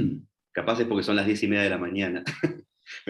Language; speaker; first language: Spanish; native; Spanish